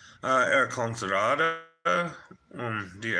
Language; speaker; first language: German; non-native, fluent; English